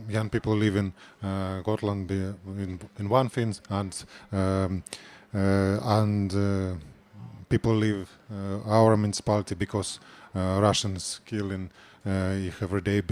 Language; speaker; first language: English; non-native, learner; Ukrainian